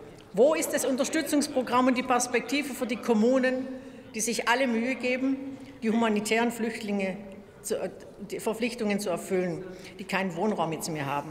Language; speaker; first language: German; native; German